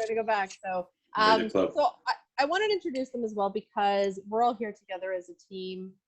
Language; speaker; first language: English; native; English